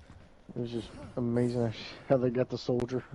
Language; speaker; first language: English; native; English